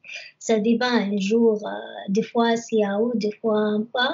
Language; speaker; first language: French; non-native, learner; Arabic